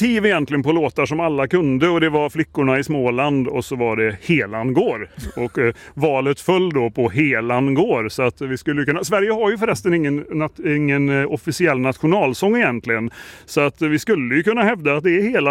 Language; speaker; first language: Swedish; native; Swedish